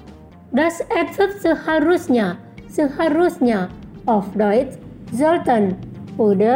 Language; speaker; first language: German; non-native, learner; Indonesian